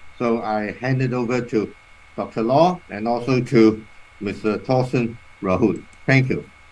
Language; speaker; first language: English; non-native, local second language; Cantonese